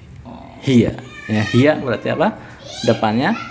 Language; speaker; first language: Indonesian; native; Indonesian